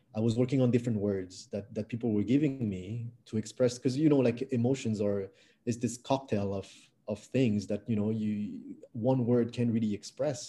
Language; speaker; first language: English; non-native, fluent; French